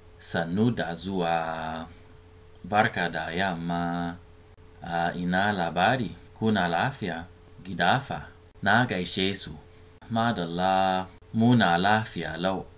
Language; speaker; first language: Hausa; non-native, learner; English